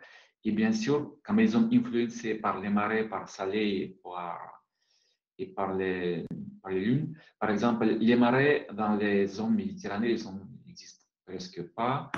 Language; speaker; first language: French; non-native, fluent; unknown